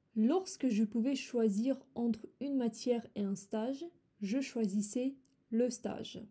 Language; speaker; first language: French; non-native, fluent; Russian